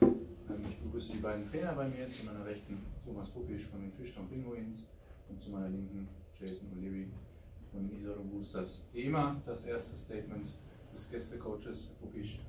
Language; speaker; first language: German; native; German